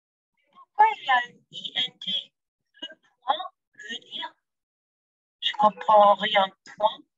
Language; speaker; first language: French; non-native, learner; German